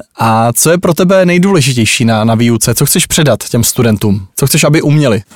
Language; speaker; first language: Czech; native; Czech